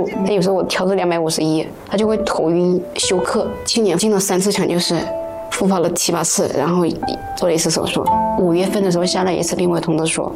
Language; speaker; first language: Chinese; native; Chinese